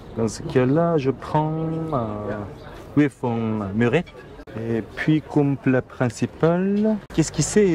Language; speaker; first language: French; non-native, learner; Korean